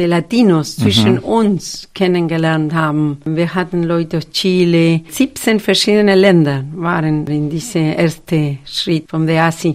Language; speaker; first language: German; non-native, fluent; Spanish